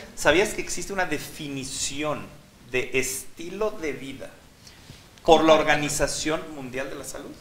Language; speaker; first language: Spanish; native; Spanish